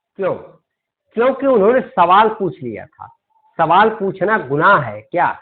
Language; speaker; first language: Hindi; native; Hindi